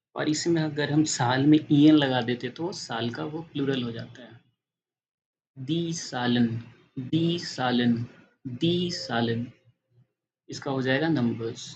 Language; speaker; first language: Hindi; native; Hindi